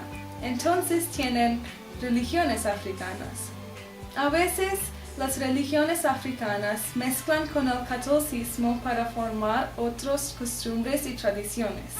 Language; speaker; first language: Spanish; non-native, learner; English